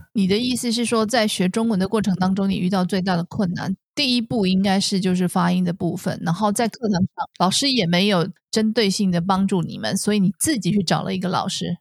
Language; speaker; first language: Chinese; native; Chinese